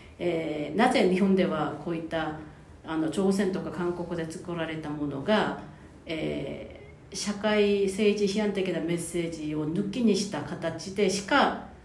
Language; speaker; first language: Japanese; non-native, fluent; Korean